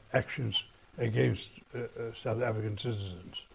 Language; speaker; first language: English; non-native, local second language; Afrikaans